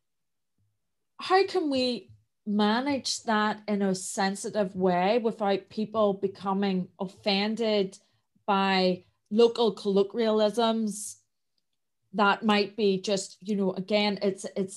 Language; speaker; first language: English; native; English